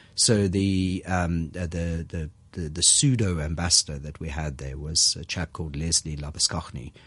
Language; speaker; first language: English; native; English